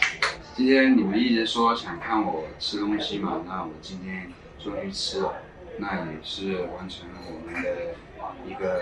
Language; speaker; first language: Chinese; non-native, local second language; Cantonese